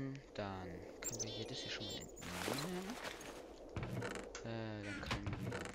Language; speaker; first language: German; native; German